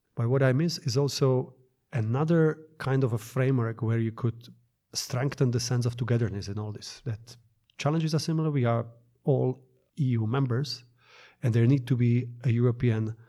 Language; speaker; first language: English; non-native, fluent; Slovak